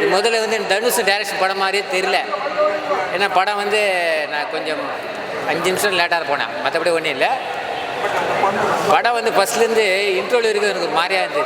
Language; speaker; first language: Tamil; native; Tamil